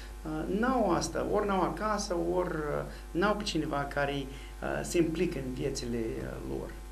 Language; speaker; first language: Romanian; non-native, fluent; English